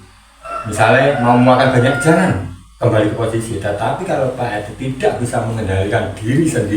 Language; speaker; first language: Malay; non-native, local second language; Javanese